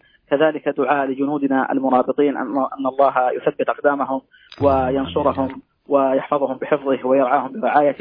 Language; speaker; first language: Arabic; native; Arabic